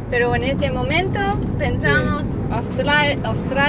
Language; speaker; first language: Spanish; non-native, learner; English